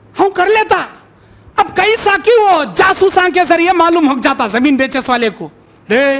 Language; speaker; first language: Hindi; native; Hindi